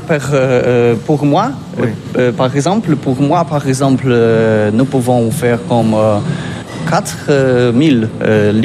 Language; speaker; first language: French; non-native, learner; Polish